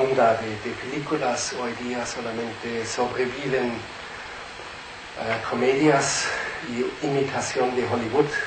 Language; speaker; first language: Spanish; non-native, fluent; German